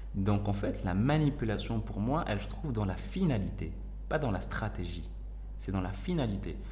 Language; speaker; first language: French; non-native, local second language; Arabic